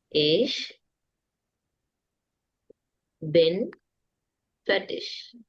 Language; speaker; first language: German; non-native, fluent; Tamil